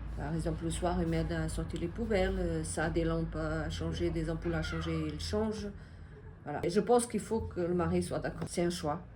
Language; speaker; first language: French; non-native, fluent; Portuguese